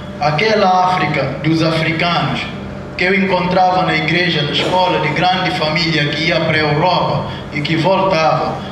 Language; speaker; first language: Portuguese; non-native, local second language; Upper Guinea Crioulo